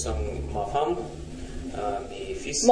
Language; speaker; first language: French; non-native, learner; Russian